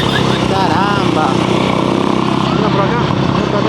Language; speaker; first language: Spanish; native; Spanish